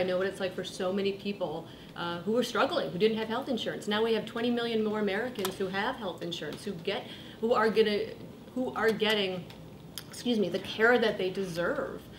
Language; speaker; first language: English; native; English